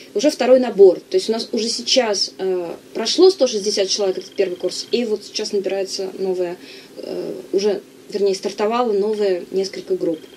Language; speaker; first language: Russian; native; Russian